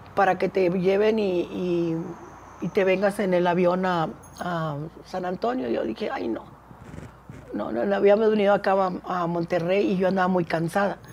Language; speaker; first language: Spanish; native; Spanish